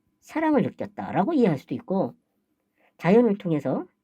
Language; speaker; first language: Korean; native; Korean